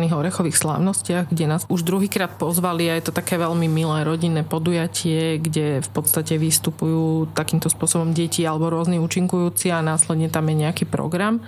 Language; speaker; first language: Slovak; native; Slovak